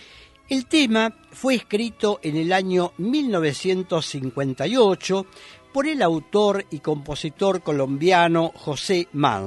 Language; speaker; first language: Spanish; native; Spanish